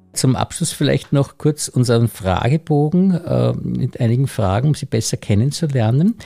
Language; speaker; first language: German; native; German